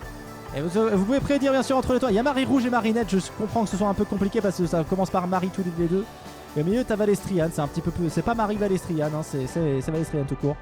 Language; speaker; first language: French; native; French